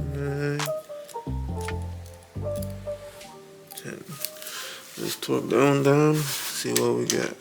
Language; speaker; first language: English; native; English